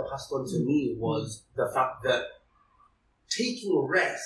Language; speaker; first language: English; early bilingual, other home language; Cantonese